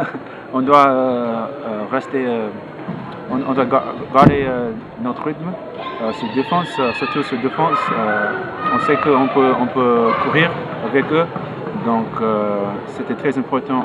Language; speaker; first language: French; non-native, learner; English